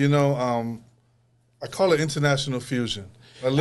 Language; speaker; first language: English; native; English